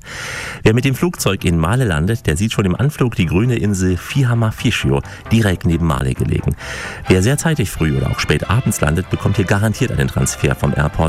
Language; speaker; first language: German; native; German